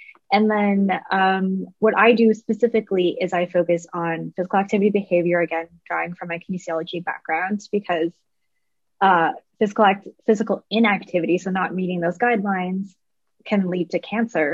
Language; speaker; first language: English; native; English